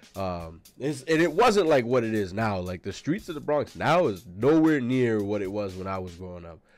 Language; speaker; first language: English; native; English